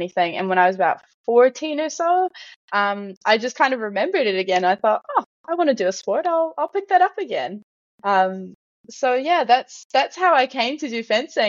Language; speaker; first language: English; native; English